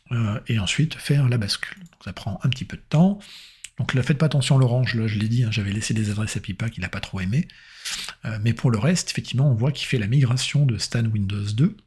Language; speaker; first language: French; native; French